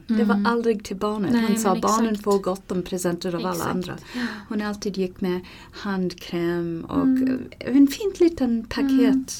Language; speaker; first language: Swedish; non-native, fluent; English